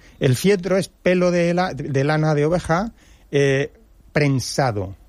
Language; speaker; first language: Spanish; native; Spanish